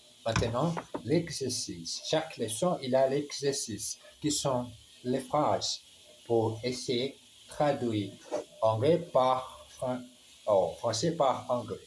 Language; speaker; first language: French; non-native, learner; Portuguese